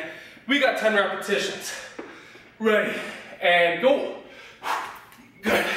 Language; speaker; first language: English; native; English